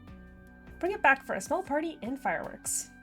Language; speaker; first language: English; native; English